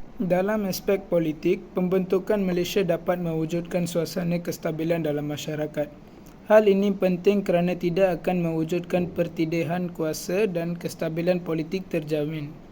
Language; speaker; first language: Malay; non-native, local second language; Tamil